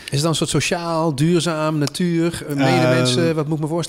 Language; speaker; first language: Dutch; native; Dutch